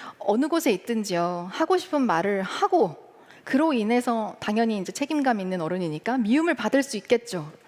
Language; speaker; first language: Korean; early bilingual, heritage; Korean